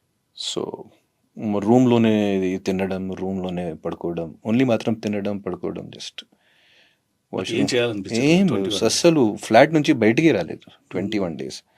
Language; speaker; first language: Telugu; non-native, fluent; Hindi